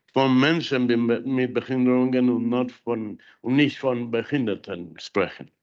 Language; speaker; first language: German; non-native, fluent; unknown